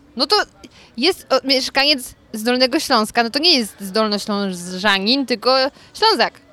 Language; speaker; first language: Polish; native; Polish